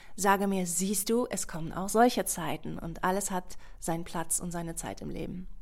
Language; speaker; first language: German; non-native, fluent; Russian